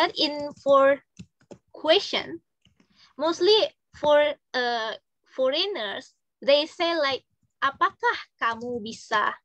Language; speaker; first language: English; non-native, fluent; Indonesian